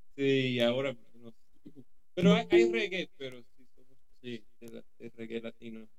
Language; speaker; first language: Spanish; native; Spanish